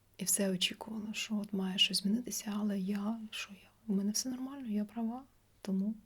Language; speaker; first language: Ukrainian; non-native, local second language; Russian